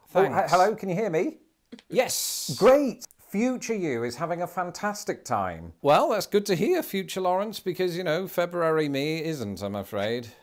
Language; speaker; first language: English; native; English